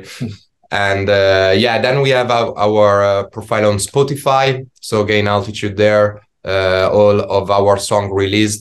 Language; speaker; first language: English; non-native, fluent; Italian